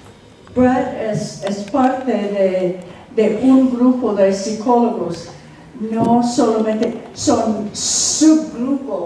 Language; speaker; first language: Spanish; non-native, fluent; English